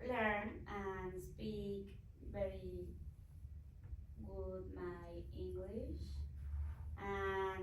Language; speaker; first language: English; non-native, learner; Spanish